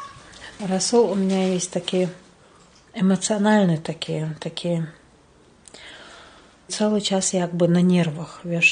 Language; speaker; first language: Polish; non-native, learner; Chechen